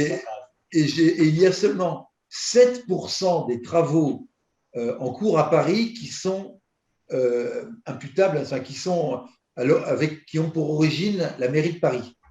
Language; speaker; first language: French; native; French